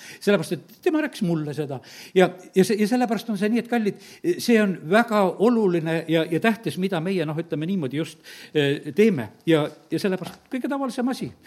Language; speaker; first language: Estonian; native; Estonian